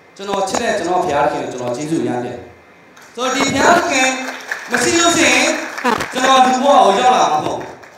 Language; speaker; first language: Burmese; native; Burmese